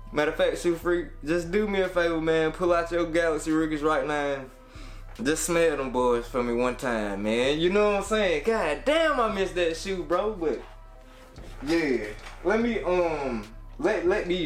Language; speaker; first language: English; native; English